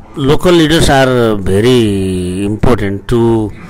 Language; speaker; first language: English; non-native, local second language; Nepali